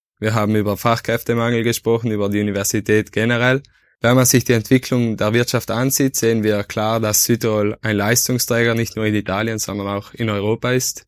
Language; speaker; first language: German; native; German